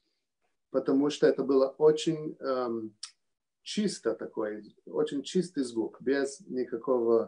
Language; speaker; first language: Russian; early bilingual, heritage; Russian